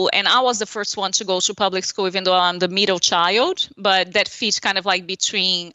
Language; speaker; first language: English; non-native, fluent; Portuguese